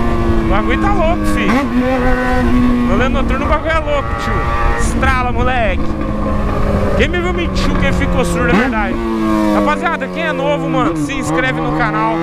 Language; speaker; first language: Portuguese; native; Portuguese